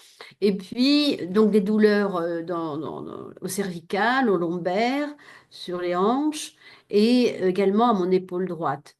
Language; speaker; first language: French; native; French